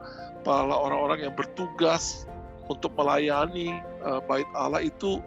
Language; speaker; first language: Indonesian; native; Indonesian